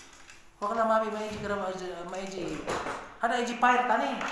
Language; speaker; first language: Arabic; non-native, learner; Indonesian